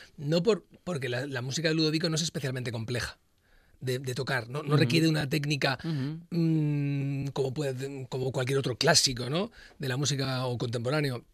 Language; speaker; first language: Spanish; native; Spanish